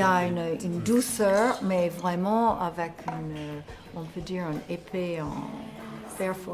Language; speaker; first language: French; non-native, fluent; English